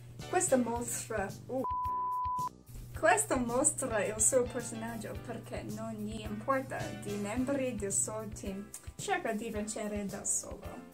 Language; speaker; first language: Italian; non-native, learner; English